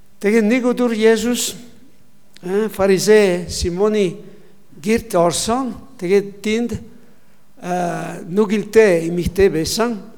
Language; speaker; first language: Mongolian; non-native, learner; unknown